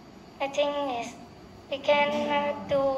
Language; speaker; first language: English; non-native, learner; Vietnamese